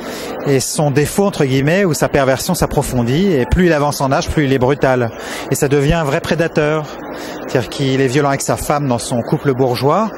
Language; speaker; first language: French; native; French